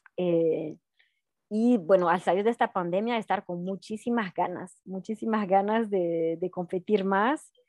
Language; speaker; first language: Spanish; non-native, fluent; French